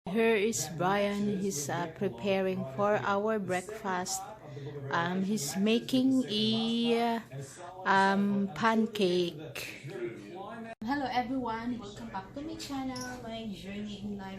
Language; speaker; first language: English; non-native, local second language; Filipino